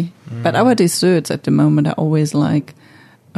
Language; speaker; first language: English; non-native, fluent; German